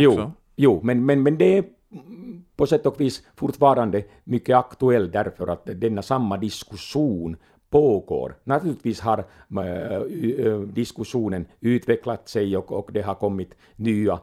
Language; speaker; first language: Swedish; non-native, local second language; Finnish